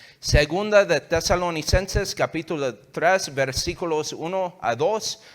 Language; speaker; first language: Spanish; early bilingual, heritage; English